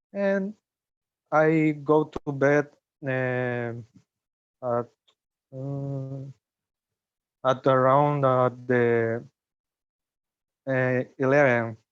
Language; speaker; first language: English; non-native, learner; Spanish